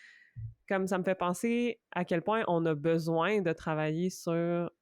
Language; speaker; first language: French; native; French